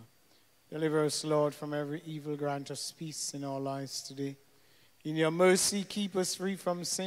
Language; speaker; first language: English; native; English